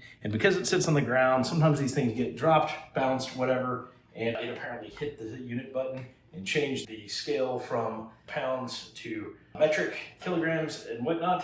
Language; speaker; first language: English; native; English